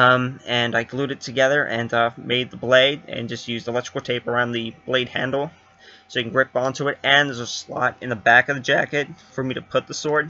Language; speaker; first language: English; native; English